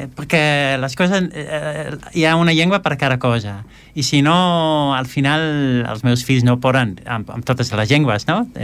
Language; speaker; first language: Catalan; non-native, fluent; Dutch